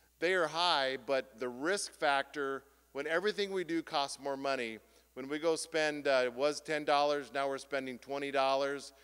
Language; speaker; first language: English; native; English